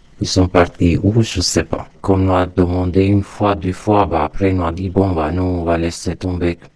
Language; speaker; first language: French; non-native, learner; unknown